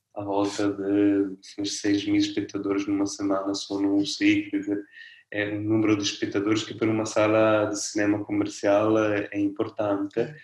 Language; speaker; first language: Portuguese; non-native, fluent; Italian